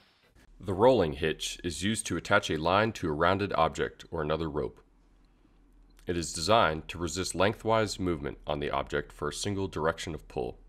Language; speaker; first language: English; native; English